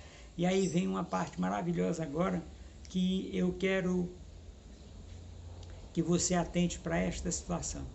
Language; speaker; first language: Portuguese; native; Portuguese